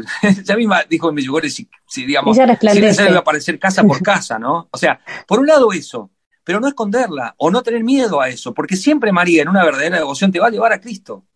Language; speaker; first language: Spanish; native; Spanish